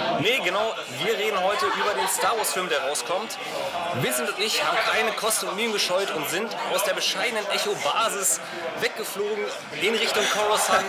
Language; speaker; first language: German; native; German